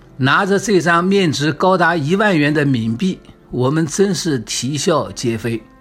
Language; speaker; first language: Chinese; native; Chinese